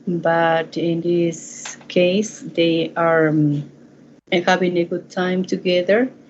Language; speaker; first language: English; non-native, learner; Spanish